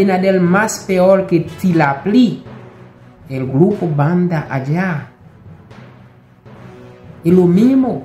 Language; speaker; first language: Spanish; non-native, local second language; Haitian Creole